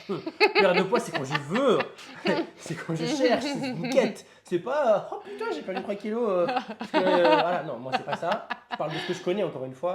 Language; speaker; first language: French; native; French